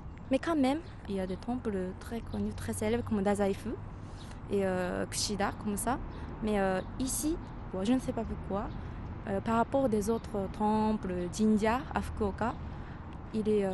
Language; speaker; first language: French; non-native, fluent; Japanese